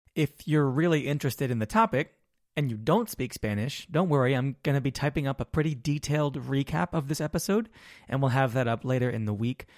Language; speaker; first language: English; native; English